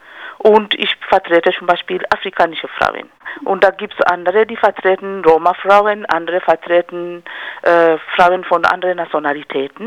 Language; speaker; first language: German; non-native, fluent; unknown